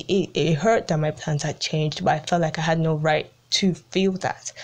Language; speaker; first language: English; early bilingual, other home language; Italian